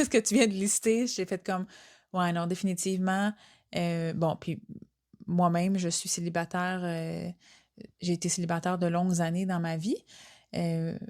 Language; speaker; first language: French; native; French